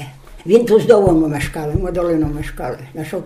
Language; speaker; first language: Polish; non-native, local second language; Rusyn